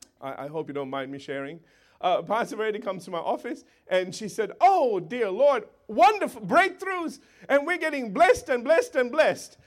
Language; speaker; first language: English; native; English